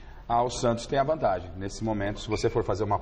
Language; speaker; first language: Portuguese; native; Portuguese